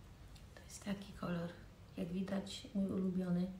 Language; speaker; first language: Polish; early bilingual, heritage; Polish